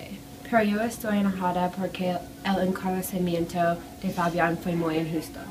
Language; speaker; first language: Spanish; non-native, learner; English